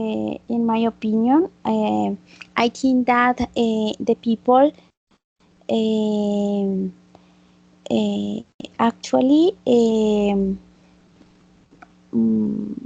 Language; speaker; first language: English; non-native, learner; Spanish